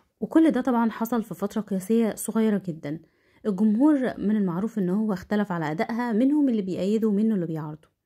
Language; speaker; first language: Arabic; native; Arabic